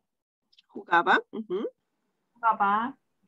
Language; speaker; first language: Spanish; non-native, learner; Korean